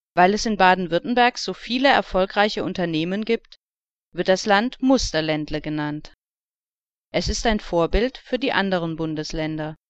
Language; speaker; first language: German; native; German